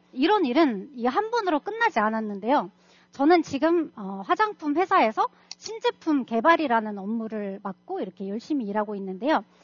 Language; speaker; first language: Korean; non-native, fluent; Russian